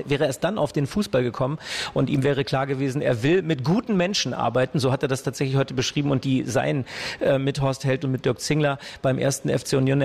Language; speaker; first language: German; native; German